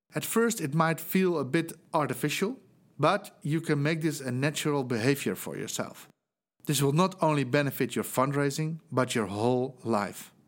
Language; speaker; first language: English; non-native, fluent; Dutch